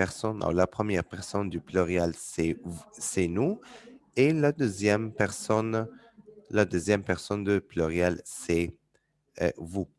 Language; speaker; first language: French; non-native, fluent; Arabic